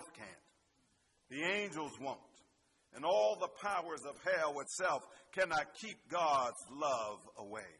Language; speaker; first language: English; native; English